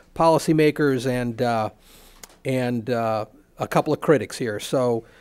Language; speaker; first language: English; native; English